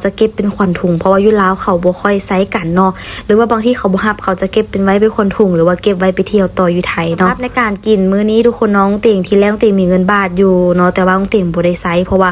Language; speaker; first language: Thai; non-native, learner; Lao